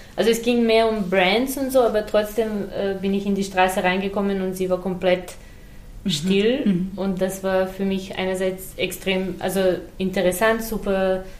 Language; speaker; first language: German; non-native, fluent; Serbian